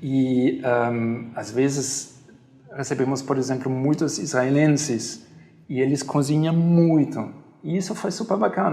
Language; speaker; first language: Portuguese; non-native, fluent; German